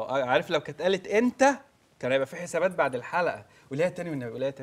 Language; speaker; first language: Arabic; native; Arabic